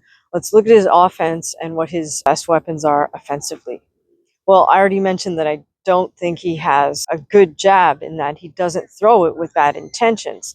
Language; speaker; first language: English; native; English